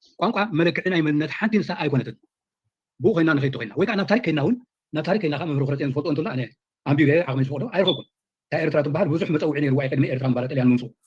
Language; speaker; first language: Tigrinya; native; Tigrinya